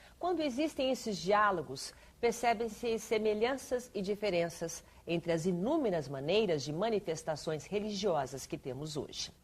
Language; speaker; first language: Portuguese; native; Portuguese